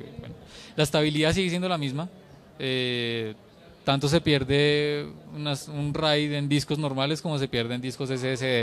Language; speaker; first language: Spanish; native; Spanish